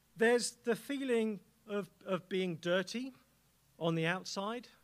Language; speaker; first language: English; native; English